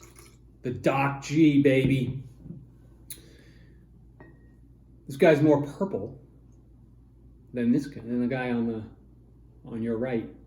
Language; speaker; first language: English; native; English